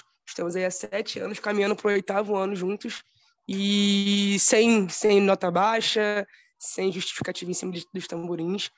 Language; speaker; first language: Portuguese; native; Portuguese